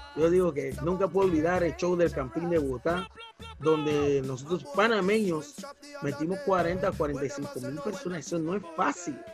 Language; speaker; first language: Spanish; non-native, local second language; English